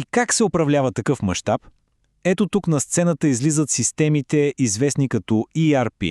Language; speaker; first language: Bulgarian; native; Bulgarian